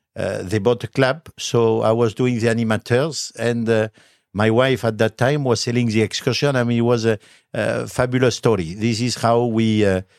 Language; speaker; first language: English; non-native, fluent; French